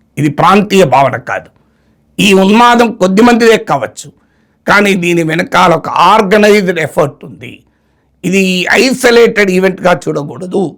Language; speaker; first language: Telugu; native; Telugu